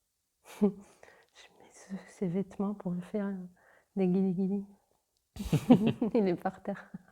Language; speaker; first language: French; non-native, fluent; Portuguese